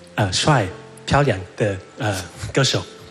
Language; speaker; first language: Chinese; non-native, learner; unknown